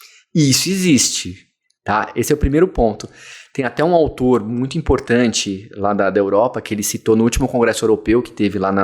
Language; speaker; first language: Portuguese; native; Portuguese